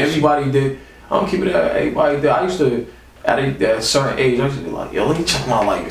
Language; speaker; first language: English; native; English